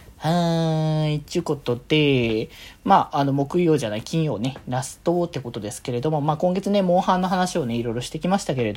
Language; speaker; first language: Japanese; native; Japanese